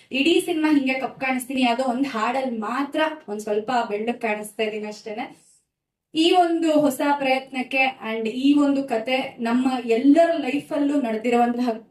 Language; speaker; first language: Kannada; native; Kannada